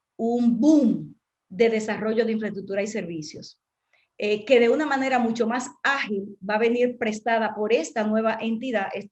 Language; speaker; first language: Spanish; native; Spanish